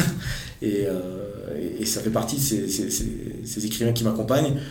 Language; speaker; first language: French; native; French